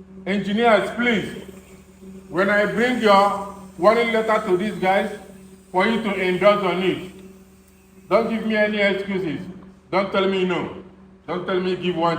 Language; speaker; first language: English; non-native, fluent; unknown